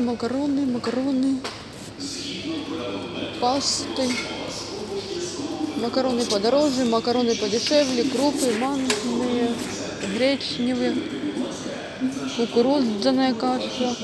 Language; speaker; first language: Russian; non-native, local second language; Ukrainian